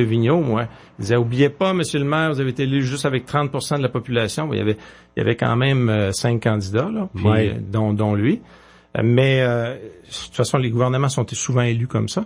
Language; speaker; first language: French; native; French